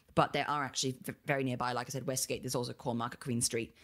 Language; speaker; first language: English; native; English